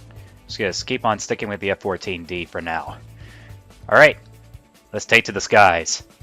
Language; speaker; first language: English; native; English